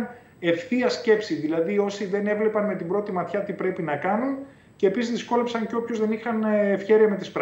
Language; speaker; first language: Greek; native; Greek